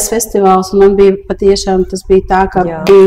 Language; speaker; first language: Latvian; early bilingual, heritage; Latvian